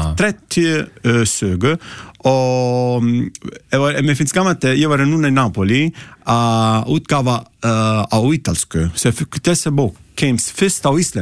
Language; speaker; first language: Icelandic; non-native, learner; Italian